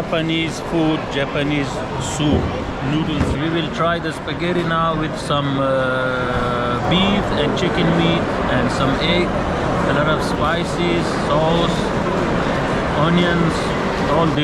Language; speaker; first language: English; non-native, fluent; Pashto